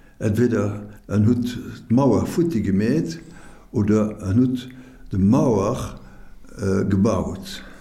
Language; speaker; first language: Luxembourgish; non-native, fluent; French